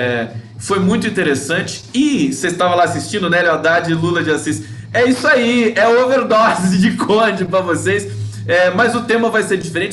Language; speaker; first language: Portuguese; native; Portuguese